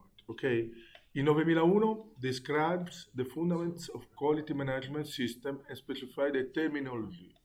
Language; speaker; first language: English; non-native, learner; Italian